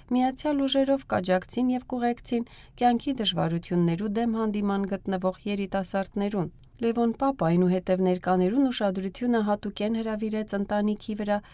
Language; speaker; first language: Armenian; early bilingual, heritage; Armenian